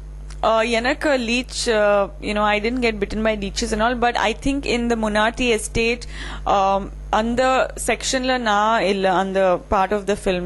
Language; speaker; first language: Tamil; non-native, fluent; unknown